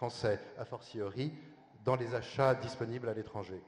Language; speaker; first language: French; native; French